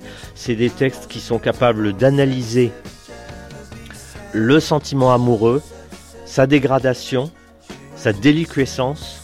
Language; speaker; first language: French; native; French